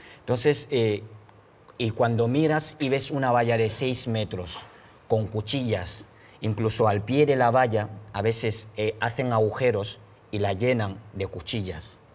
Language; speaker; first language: Spanish; non-native, fluent; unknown